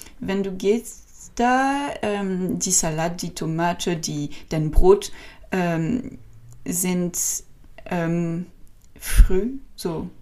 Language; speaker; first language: German; non-native, learner; French